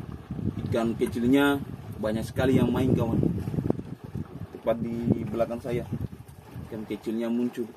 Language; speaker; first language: Indonesian; native; Indonesian